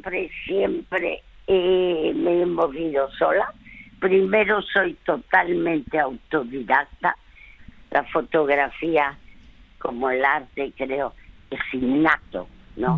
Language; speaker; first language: Spanish; early bilingual, other home language; French